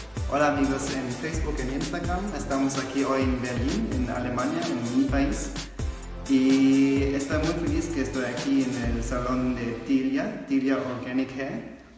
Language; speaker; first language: Spanish; non-native, learner; German